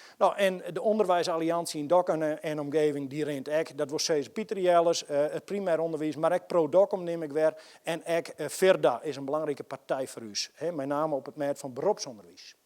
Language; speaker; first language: Dutch; non-native, local second language; Western Frisian